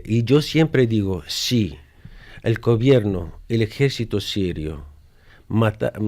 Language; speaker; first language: Spanish; non-native, fluent; Arabic